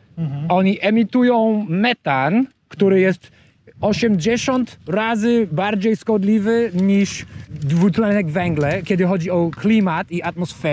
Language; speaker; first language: Polish; non-native, learner; English